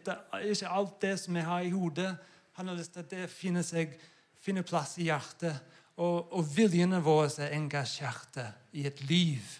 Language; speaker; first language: Norwegian; non-native, fluent; English